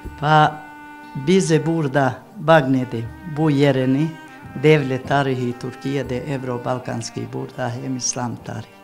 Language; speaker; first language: Turkish; non-native, learner; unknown